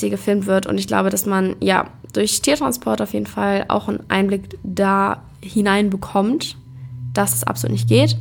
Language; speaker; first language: German; native; German